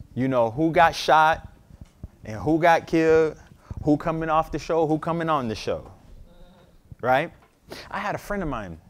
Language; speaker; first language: English; native; English